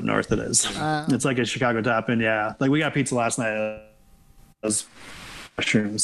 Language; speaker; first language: English; native; English